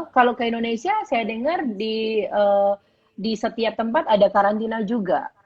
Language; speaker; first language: Indonesian; native; Indonesian